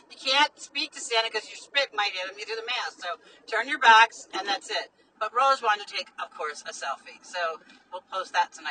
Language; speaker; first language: English; native; English